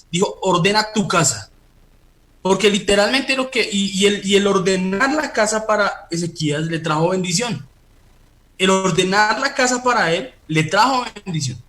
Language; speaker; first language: Spanish; native; Spanish